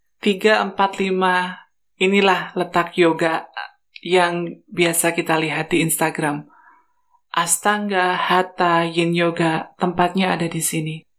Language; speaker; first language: Indonesian; native; Indonesian